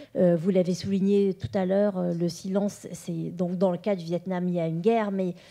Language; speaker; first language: French; non-native, local second language; Vietnamese